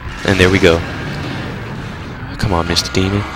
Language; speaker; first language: English; native; English